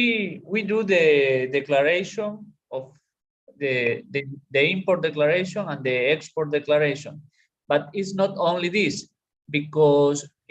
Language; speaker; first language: English; non-native, learner; Spanish